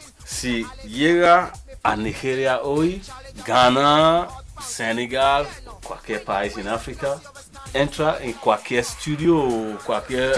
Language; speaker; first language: Spanish; non-native, learner; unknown